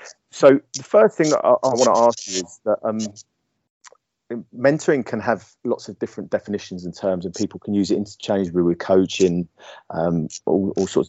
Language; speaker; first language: English; native; English